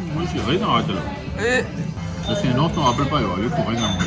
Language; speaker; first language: Japanese; non-native, learner; French